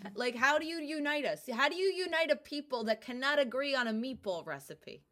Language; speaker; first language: English; early bilingual, other home language; Italian